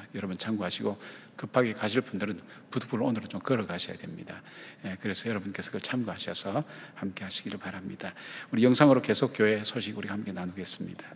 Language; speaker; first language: Korean; native; Korean